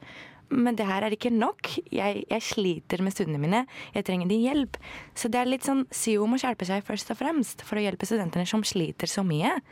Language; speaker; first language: Norwegian; non-native, fluent; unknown